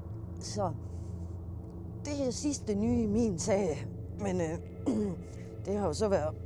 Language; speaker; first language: Danish; native; Danish